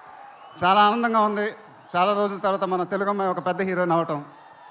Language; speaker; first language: Telugu; native; Telugu